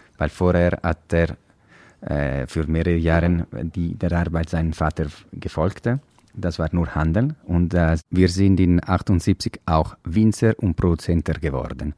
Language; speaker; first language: German; non-native, local second language; Italian